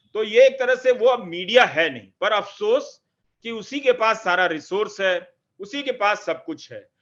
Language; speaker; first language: Hindi; native; Hindi